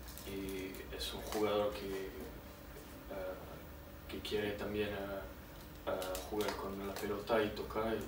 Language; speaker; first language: Spanish; non-native, learner; French